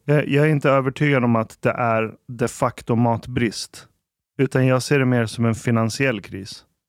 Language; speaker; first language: Swedish; early bilingual, other home language; Arabic